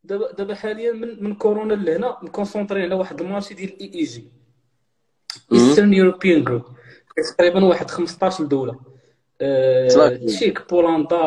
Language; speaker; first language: Arabic; native; Arabic